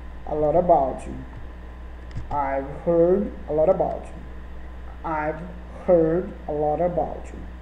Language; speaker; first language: English; non-native, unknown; Portuguese